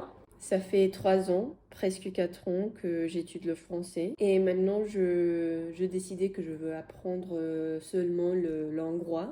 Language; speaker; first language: French; non-native, fluent; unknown